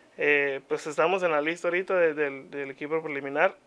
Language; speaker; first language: Spanish; native; Spanish